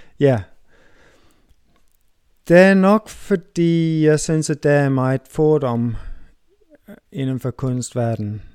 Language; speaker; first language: Danish; non-native, fluent; English